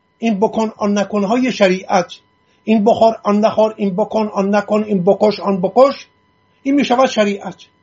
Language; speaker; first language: Persian; non-native, local second language; Assyrian Neo-Aramaic